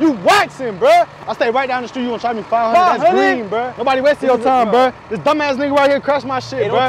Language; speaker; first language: English; native; English